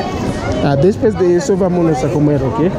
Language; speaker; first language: Spanish; non-native, learner; Haitian Creole